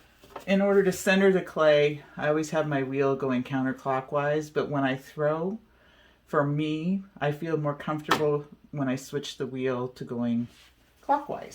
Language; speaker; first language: English; native; English